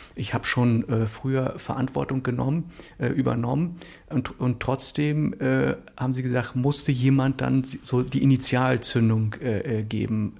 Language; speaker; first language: German; native; German